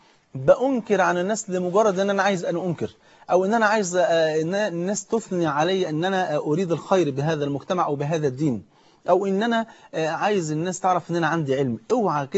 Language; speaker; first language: Arabic; native; Arabic